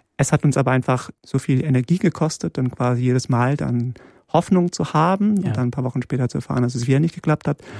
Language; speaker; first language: German; early bilingual, other home language; Polish